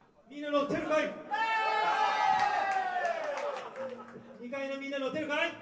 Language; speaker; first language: Japanese; native; Japanese